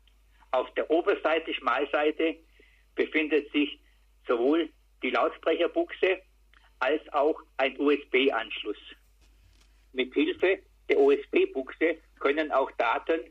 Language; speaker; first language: German; native; German